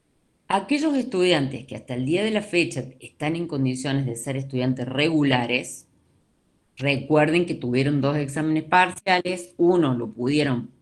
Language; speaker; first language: Spanish; native; Spanish